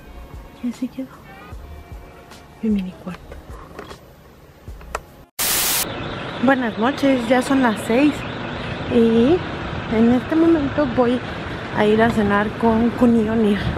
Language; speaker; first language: Spanish; native; Spanish